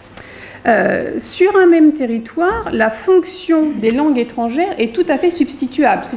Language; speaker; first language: French; native; French